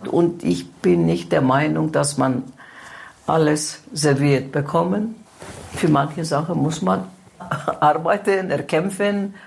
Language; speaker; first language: German; non-native, fluent; Greek